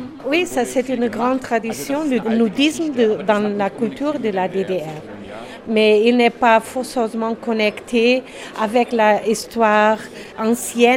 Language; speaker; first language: French; non-native, learner; German